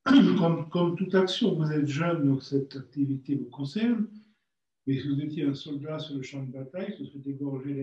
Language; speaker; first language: French; native; French